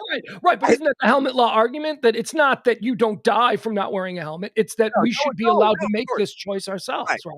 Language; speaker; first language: English; native; English